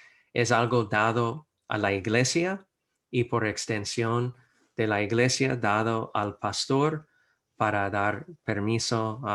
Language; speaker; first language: Spanish; non-native, fluent; English